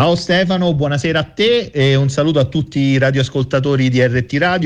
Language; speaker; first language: Italian; native; Italian